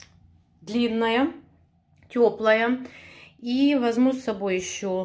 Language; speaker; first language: Russian; native; Russian